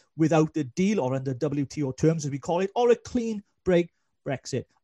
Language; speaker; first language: English; native; English